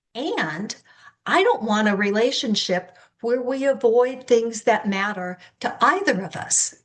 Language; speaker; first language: English; native; English